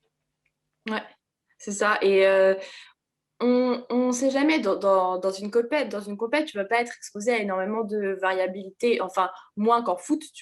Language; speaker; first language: French; native; French